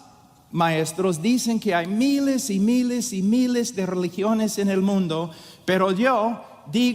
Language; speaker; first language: Spanish; non-native, fluent; English